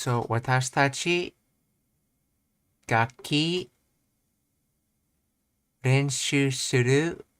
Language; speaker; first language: Japanese; non-native, learner; English